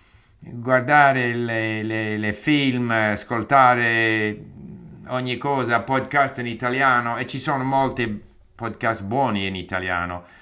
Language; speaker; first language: Italian; non-native, fluent; English